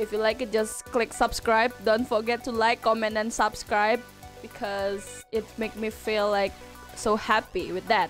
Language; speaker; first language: English; non-native, learner; Indonesian